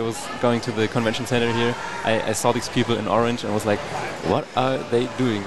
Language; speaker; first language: English; non-native, fluent; German